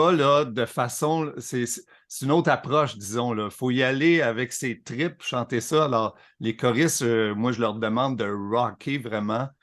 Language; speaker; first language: French; native; French